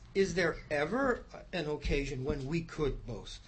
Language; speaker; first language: English; native; English